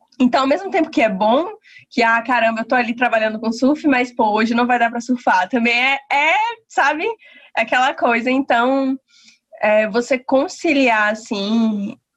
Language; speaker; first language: Portuguese; native; Portuguese